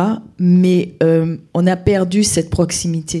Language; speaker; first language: French; native; French